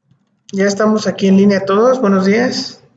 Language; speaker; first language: Spanish; native; Spanish